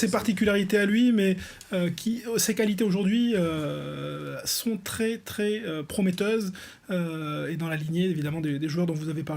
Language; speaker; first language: French; native; French